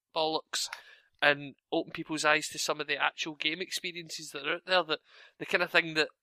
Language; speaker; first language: English; native; English